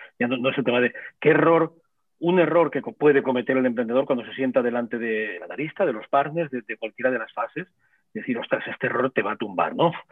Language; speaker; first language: Spanish; native; Spanish